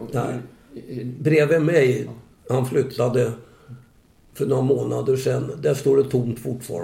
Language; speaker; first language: Swedish; native; Swedish